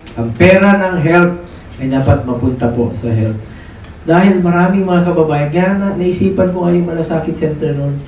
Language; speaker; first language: Filipino; non-native, local second language; Cebuano